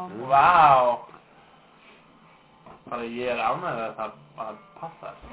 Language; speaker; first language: Icelandic; non-native, learner; English